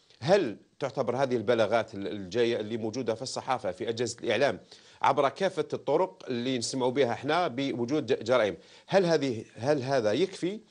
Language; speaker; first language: Arabic; native; Arabic